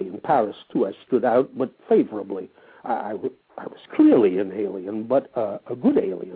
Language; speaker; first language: English; native; English